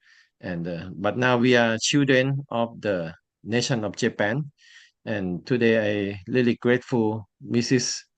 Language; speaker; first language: English; non-native, learner; Thai